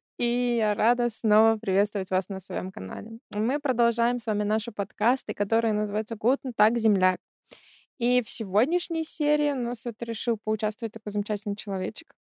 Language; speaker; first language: Russian; native; Russian